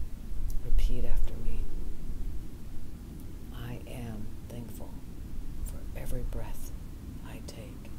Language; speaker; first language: English; native; English